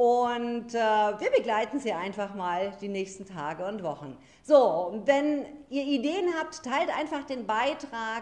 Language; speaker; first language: German; native; German